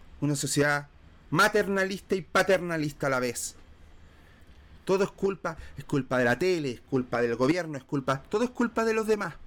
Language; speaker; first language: Spanish; native; Spanish